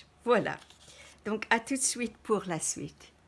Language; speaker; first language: French; non-native, fluent; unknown